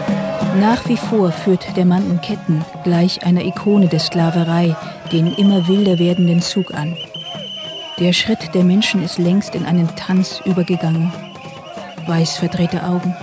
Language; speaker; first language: German; native; German